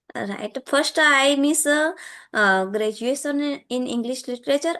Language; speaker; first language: English; non-native, learner; Gujarati